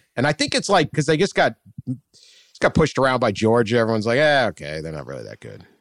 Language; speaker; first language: English; native; English